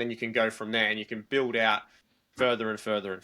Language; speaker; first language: English; native; English